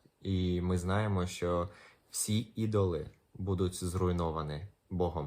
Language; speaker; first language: Ukrainian; non-native, local second language; Russian